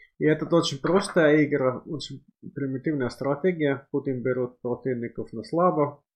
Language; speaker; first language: Russian; non-native, fluent; Finnish